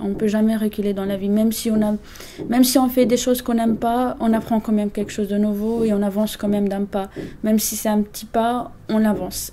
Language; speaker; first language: French; non-native, fluent; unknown